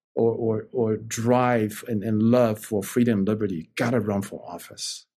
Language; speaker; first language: English; non-native, fluent; Chinese